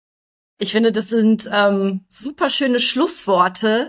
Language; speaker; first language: German; native; German